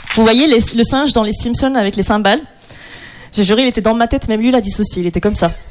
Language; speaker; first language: French; non-native, local second language; Arabic